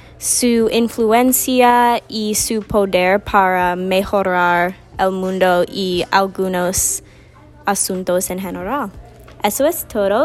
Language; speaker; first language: Spanish; non-native, learner; English